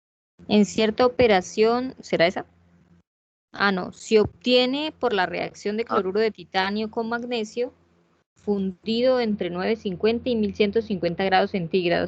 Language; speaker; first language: Spanish; native; Spanish